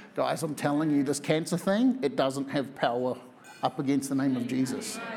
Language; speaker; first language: English; native; English